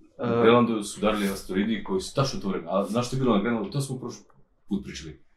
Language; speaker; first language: Serbian; non-native, local second language; Romanian